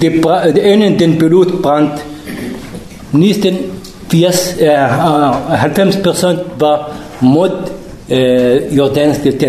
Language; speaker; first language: Danish; non-native, learner; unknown